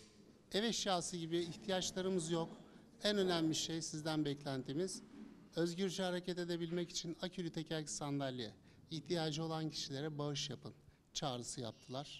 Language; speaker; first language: Turkish; native; Turkish